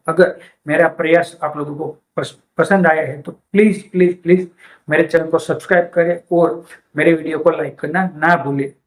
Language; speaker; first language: Hindi; non-native, local second language; Gujarati